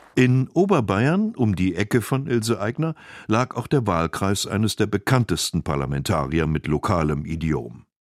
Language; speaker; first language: German; native; German